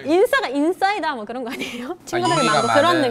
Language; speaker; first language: Korean; non-native, fluent; Japanese